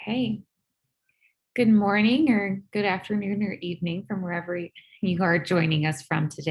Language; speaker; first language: English; native; English